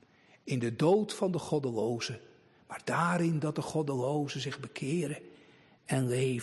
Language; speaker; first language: Dutch; native; Dutch